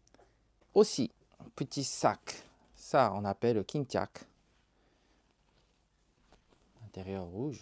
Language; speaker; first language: French; non-native, learner; Japanese